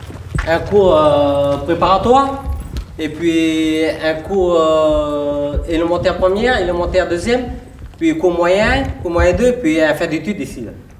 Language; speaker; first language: French; early bilingual, other home language; Vietnamese